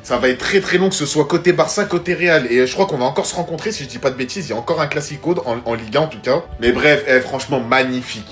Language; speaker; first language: French; native; French